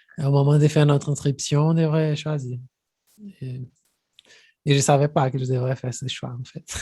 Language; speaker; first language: French; non-native, fluent; Portuguese